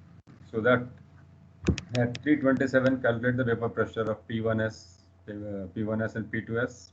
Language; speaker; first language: English; non-native, local second language; Hindi